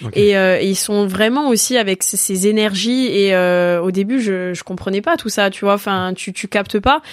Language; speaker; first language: French; native; French